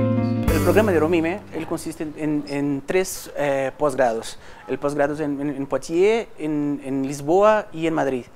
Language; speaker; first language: Spanish; non-native, fluent; Portuguese